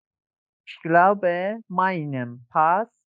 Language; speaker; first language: German; non-native, learner; Kurdish